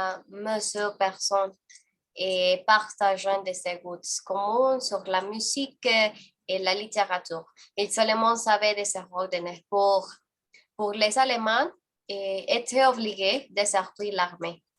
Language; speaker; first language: French; non-native, learner; Spanish